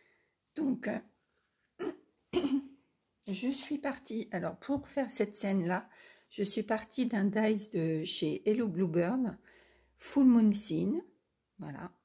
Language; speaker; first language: French; native; French